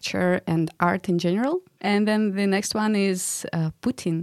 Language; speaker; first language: English; non-native, fluent; Russian